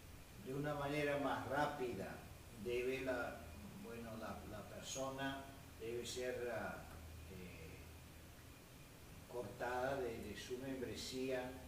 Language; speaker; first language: Spanish; non-native, fluent; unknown